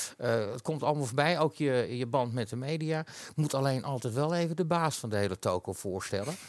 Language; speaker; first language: Dutch; native; Dutch